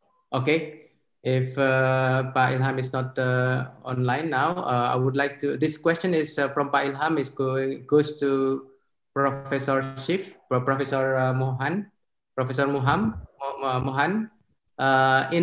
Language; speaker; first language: English; non-native, fluent; Indonesian